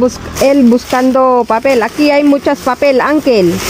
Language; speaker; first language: Spanish; non-native, learner; Filipino